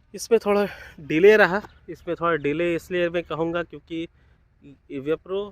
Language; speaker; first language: Hindi; non-native, local second language; Bangla